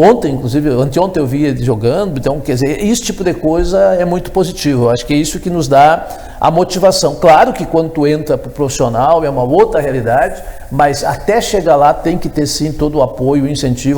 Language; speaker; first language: Portuguese; native; Portuguese